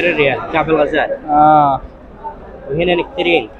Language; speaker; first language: Arabic; non-native, learner; Bangla